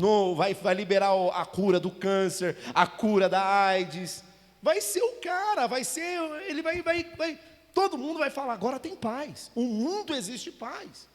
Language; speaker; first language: Portuguese; native; Portuguese